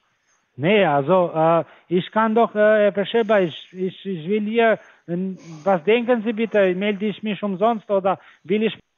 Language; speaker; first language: German; non-native, fluent; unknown